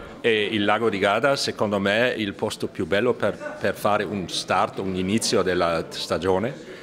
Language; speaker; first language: Italian; non-native, fluent; German